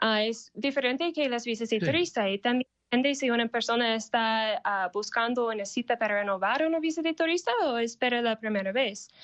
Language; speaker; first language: Spanish; non-native, learner; English